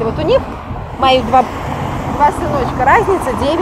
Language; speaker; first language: Russian; native; Russian